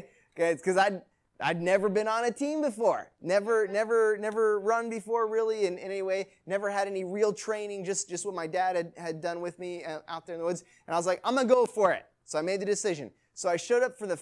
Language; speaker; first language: English; native; English